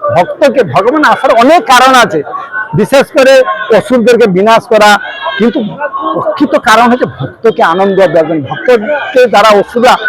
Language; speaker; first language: Bangla; non-native, fluent; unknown